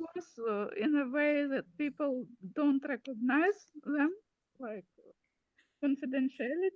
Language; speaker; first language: English; non-native, fluent; Russian